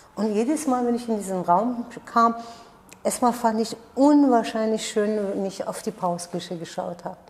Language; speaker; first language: German; non-native, fluent; Persian